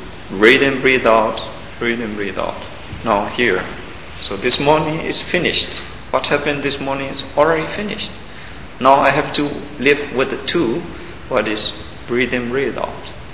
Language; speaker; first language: English; non-native, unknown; Burmese